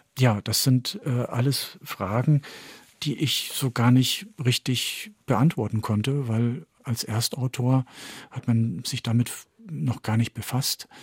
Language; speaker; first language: German; early bilingual, heritage; French